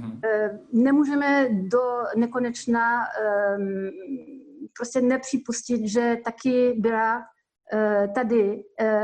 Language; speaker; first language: Czech; non-native, fluent; French